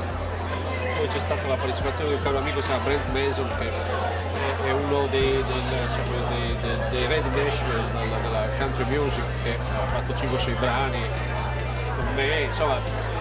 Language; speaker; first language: Italian; native; Italian